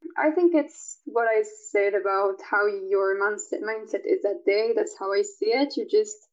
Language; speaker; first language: English; non-native, fluent; French